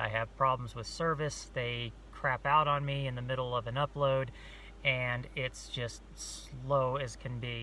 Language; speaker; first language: English; native; English